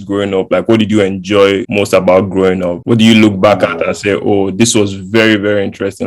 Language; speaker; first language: English; non-native, local second language; Yoruba